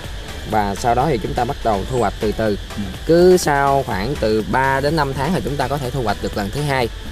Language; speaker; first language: Vietnamese; native; Vietnamese